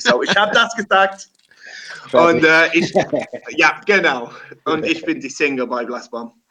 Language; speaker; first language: German; non-native, learner; English